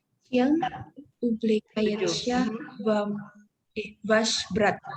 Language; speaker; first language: Russian; non-native, learner; Indonesian